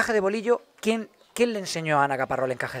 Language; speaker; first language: Spanish; native; Spanish